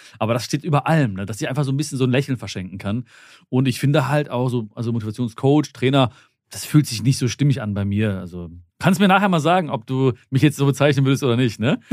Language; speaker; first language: German; early bilingual, other home language; Malayalam